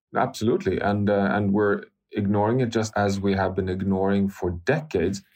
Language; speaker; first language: English; non-native, fluent; Swedish